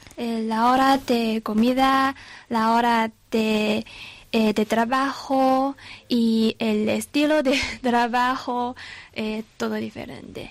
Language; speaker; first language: Spanish; non-native, learner; Chinese